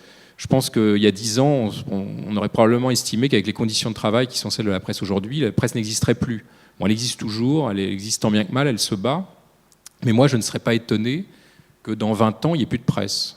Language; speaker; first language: French; native; French